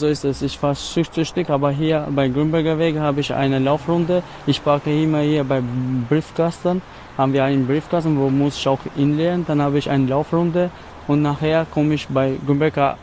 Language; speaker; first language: German; non-native, learner; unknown